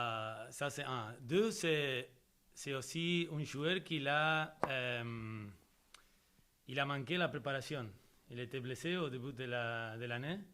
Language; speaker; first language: French; non-native, fluent; Spanish